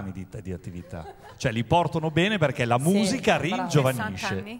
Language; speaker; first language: Italian; native; Italian